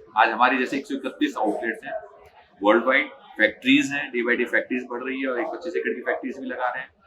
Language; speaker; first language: Hindi; native; Hindi